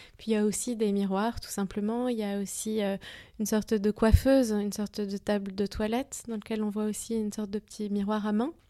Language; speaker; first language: French; native; French